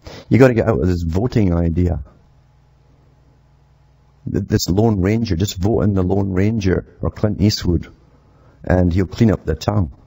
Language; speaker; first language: English; native; English